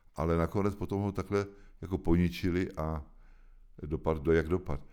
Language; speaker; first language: Czech; native; Czech